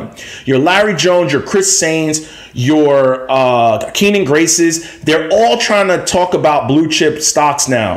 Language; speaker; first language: English; native; English